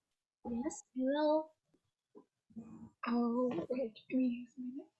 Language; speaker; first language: English; non-native, fluent; Vietnamese